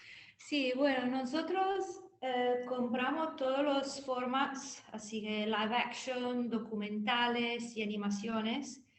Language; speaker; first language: Spanish; non-native, fluent; Italian